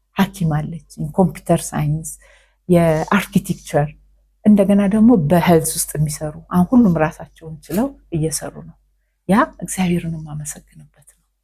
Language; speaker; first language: Amharic; native; Amharic